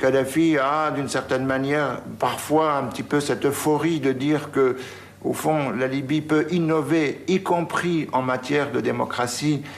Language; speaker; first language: French; native; French